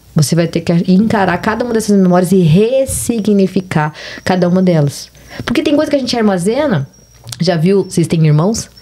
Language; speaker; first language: Portuguese; native; Portuguese